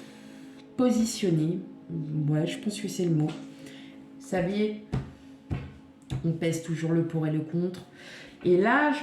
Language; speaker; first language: French; native; French